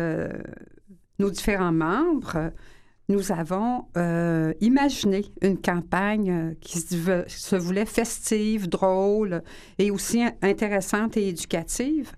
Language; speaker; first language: French; native; French